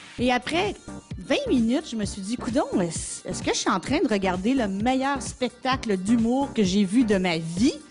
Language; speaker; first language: French; native; French